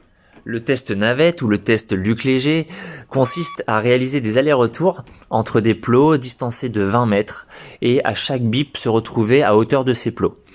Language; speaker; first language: French; native; French